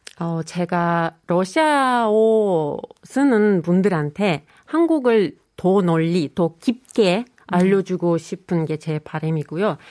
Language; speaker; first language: Korean; non-native, fluent; Russian